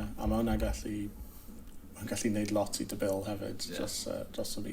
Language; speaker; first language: Welsh; non-native, local second language; English